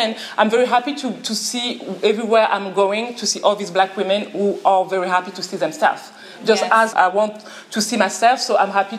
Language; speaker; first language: English; non-native, fluent; French